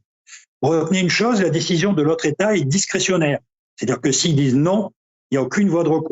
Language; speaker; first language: French; native; French